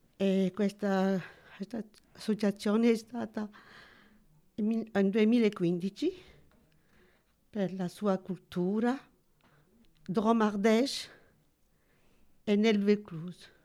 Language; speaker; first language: Italian; early bilingual, heritage; Italian